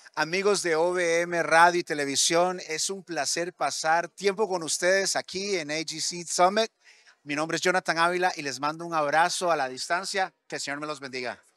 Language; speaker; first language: Spanish; native; Spanish